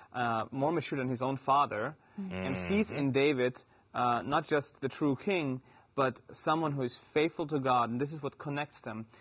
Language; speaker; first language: English; non-native, fluent; German